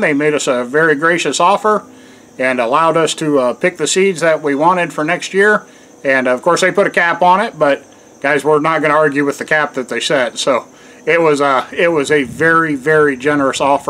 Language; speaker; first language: English; native; English